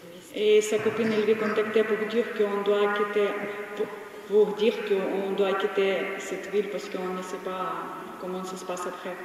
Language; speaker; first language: French; non-native, learner; Ukrainian